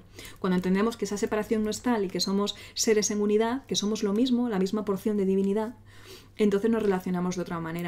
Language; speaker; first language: Spanish; native; Spanish